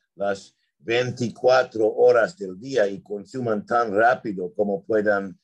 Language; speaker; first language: Spanish; non-native, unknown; English